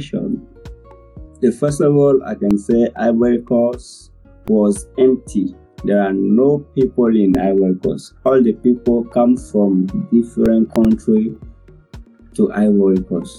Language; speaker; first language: English; non-native, learner; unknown